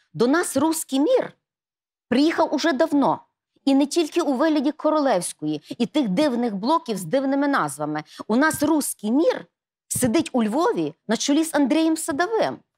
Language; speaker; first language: Ukrainian; native; Ukrainian